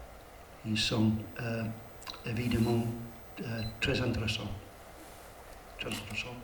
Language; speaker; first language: French; non-native, learner; English